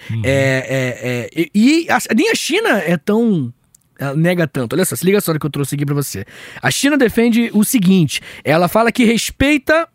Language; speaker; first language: Portuguese; native; Portuguese